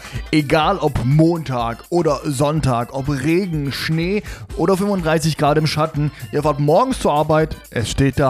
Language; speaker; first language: German; native; German